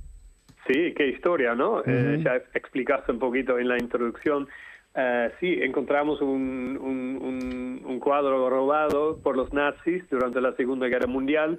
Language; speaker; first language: Spanish; non-native, fluent; Dutch